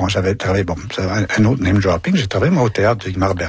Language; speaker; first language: French; native; French